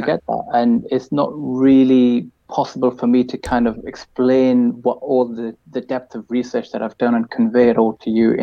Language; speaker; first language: English; native; English